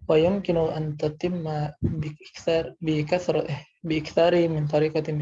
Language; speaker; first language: Arabic; non-native, learner; Indonesian